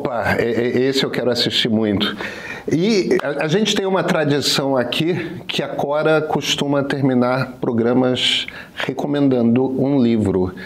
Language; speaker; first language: Portuguese; native; Portuguese